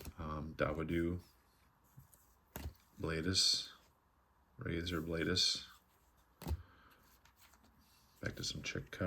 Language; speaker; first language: English; native; English